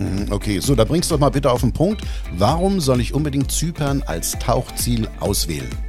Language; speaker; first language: German; native; German